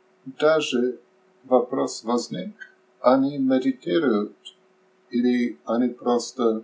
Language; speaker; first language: Russian; non-native, fluent; English